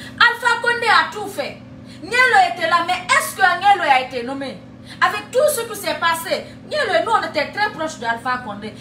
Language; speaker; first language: French; non-native, local second language; Fula